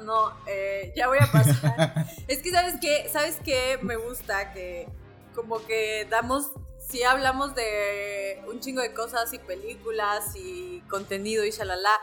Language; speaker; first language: Spanish; native; Spanish